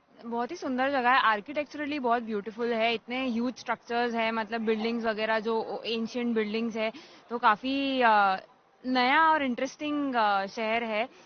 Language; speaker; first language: Hindi; non-native, local second language; Gujarati